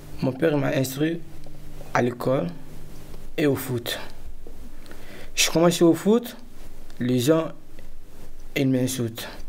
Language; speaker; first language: French; non-native, learner; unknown